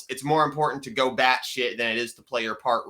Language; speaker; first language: English; native; English